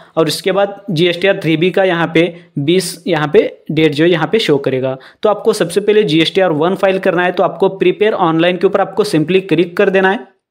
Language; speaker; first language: Hindi; non-native, local second language; Marathi